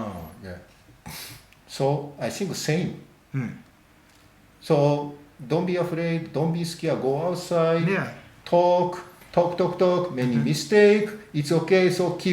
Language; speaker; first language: English; non-native, learner; Japanese